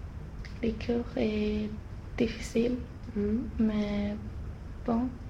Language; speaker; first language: French; non-native, learner; Swedish